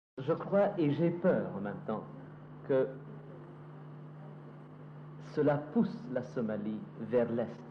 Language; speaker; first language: French; non-native, fluent; Somali